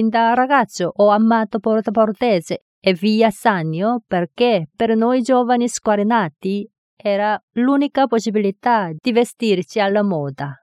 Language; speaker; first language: Italian; non-native, fluent; Korean